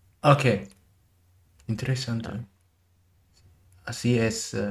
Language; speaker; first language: Spanish; non-native, learner; German